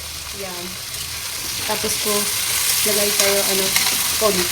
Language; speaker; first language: Filipino; non-native, learner; Punjabi